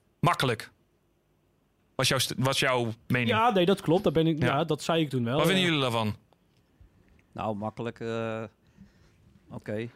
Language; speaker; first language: Dutch; native; Dutch